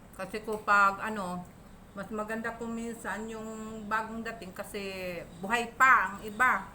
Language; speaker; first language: Filipino; native; Filipino